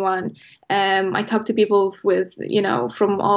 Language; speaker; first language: English; non-native, fluent; Polish